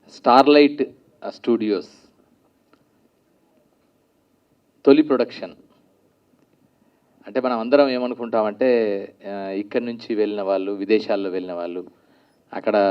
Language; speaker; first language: Telugu; native; Telugu